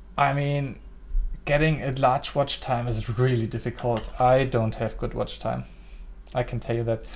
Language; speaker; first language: English; non-native, fluent; German